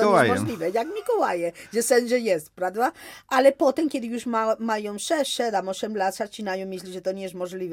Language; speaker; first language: Polish; non-native, fluent; Spanish